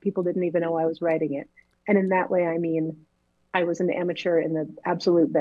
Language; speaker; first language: English; native; English